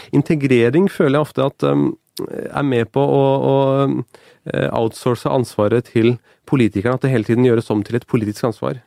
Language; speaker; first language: Norwegian; early bilingual, other home language; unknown